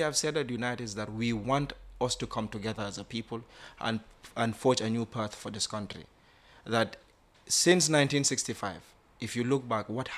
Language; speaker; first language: English; non-native, local second language; Wolof